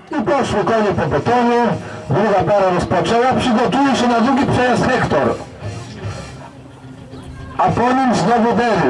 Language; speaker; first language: Polish; native; Polish